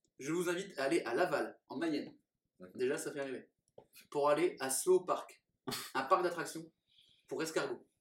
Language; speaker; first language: French; native; French